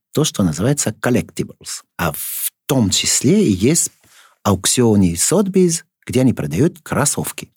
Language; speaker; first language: Russian; non-native, fluent; French